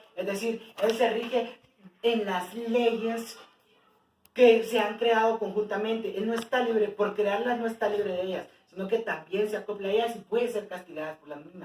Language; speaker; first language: Spanish; native; Spanish